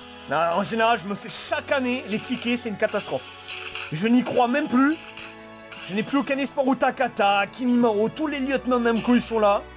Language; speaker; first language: French; native; French